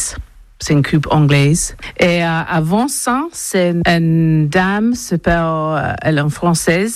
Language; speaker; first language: French; non-native, learner; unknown